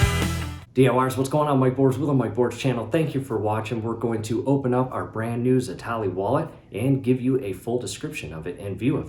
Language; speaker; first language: English; native; English